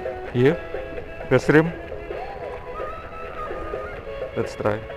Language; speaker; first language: English; non-native, learner; Indonesian